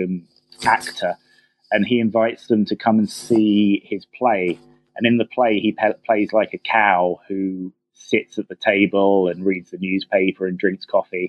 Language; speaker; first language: English; native; English